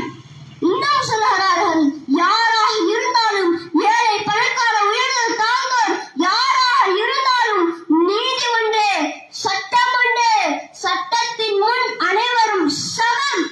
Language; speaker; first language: Tamil; native; Tamil